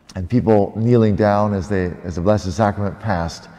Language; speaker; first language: English; native; English